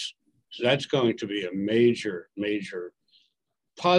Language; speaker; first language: English; native; English